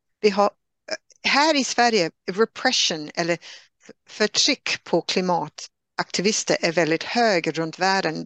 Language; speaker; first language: Swedish; non-native, fluent; English